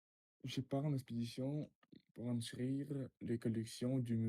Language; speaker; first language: French; non-native, learner; Russian